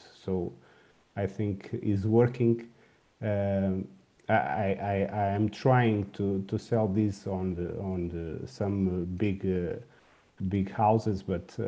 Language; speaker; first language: English; non-native, learner; Portuguese